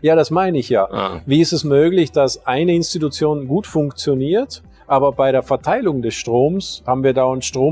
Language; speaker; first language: German; native; German